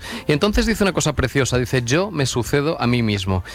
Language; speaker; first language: Spanish; native; Spanish